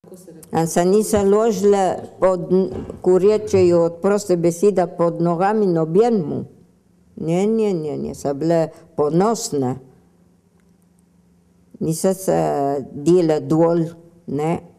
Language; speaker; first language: Slovenian; early bilingual, heritage; Slovenian